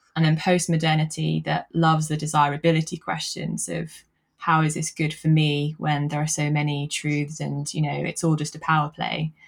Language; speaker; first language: English; native; English